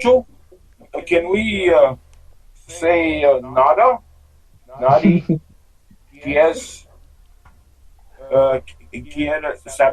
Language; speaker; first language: Spanish; non-native, learner; English